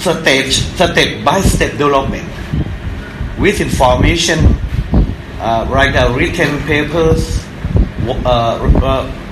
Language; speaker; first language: English; non-native, fluent; Thai